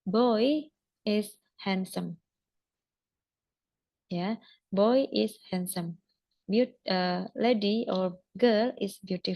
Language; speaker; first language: English; non-native, fluent; Indonesian